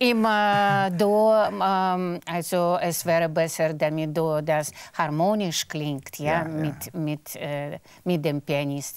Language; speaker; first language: German; non-native, fluent; Russian